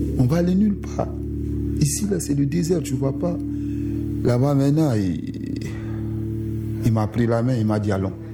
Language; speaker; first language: French; non-native, local second language; Susu